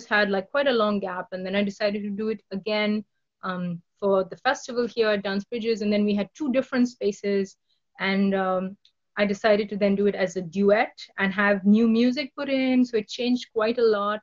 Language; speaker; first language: English; non-native, local second language; Bangla